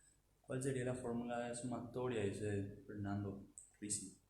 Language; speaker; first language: Spanish; native; Spanish